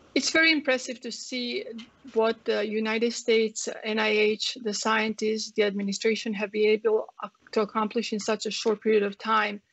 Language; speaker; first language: English; non-native, fluent; Croatian